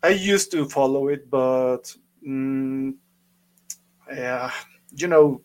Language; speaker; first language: English; non-native, fluent; Spanish